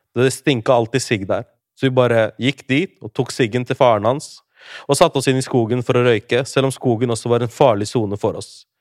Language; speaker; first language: Norwegian; early bilingual, other home language; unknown